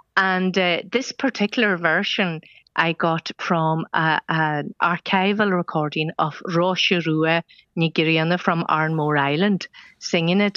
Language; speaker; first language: English; non-native, local second language; Irish